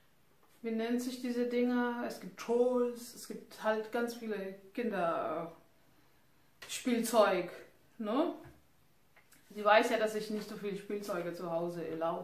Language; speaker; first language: German; non-native, fluent; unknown